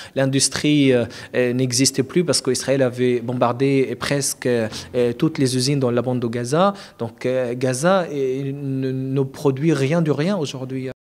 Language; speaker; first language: French; non-native, fluent; Arabic